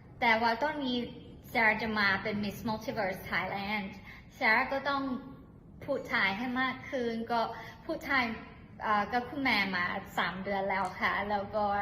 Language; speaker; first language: Thai; early bilingual, heritage; English